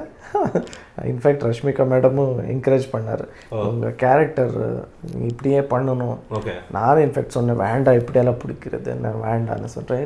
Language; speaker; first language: Tamil; non-native, learner; Kannada